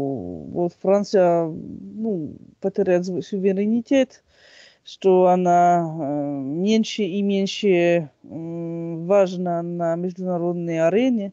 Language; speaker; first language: Russian; non-native, fluent; French